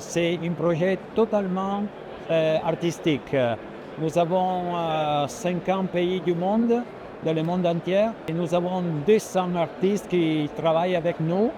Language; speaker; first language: French; non-native, fluent; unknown